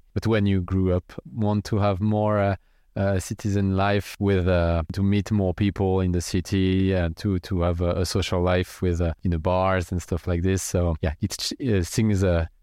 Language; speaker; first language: English; non-native, fluent; French